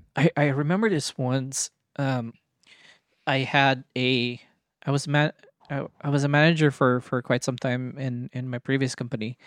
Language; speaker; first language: English; non-native, local second language; Cebuano